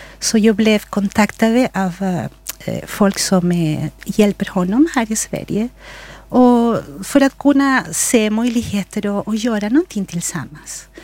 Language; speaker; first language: Swedish; non-native, fluent; Spanish